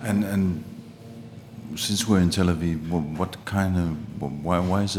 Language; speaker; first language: English; non-native, fluent; Danish